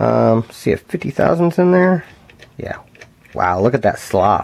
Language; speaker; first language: English; native; English